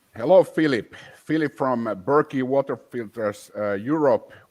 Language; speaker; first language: English; non-native, fluent; Finnish